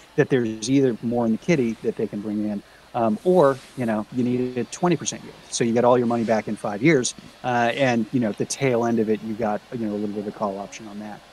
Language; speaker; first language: English; native; English